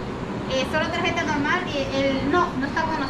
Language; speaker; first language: Spanish; native; Spanish